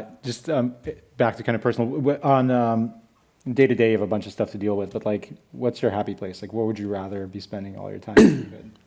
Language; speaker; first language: English; native; English